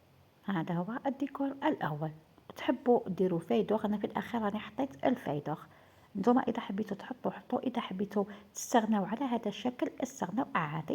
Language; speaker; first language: Arabic; native; Arabic